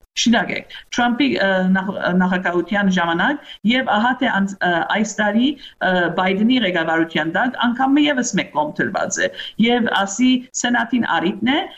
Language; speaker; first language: Armenian; early bilingual, heritage; Armenian